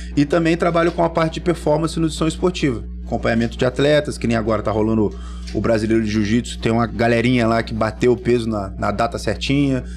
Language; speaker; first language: Portuguese; native; Portuguese